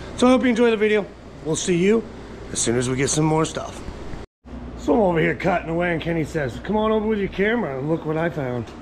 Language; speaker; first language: English; native; English